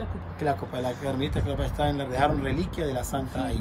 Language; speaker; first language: Spanish; non-native, fluent; Arabic